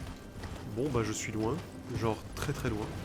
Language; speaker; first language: French; native; French